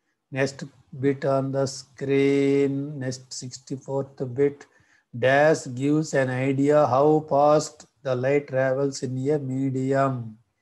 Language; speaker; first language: English; non-native, local second language; Telugu